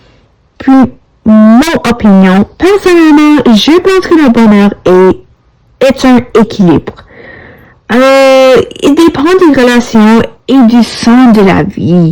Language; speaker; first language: French; non-native, learner; English